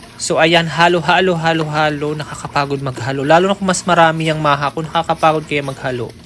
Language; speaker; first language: Filipino; non-native, local second language; Waray